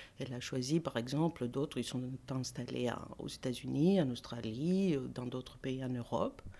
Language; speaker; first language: French; non-native, fluent; Greek